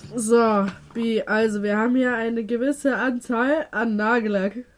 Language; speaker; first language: German; native; German